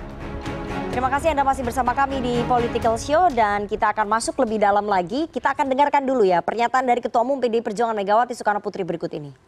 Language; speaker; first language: Indonesian; native; Indonesian